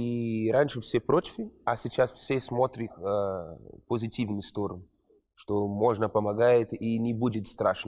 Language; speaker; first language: Russian; non-native, learner; Portuguese